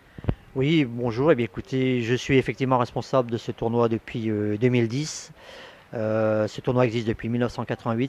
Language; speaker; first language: French; native; French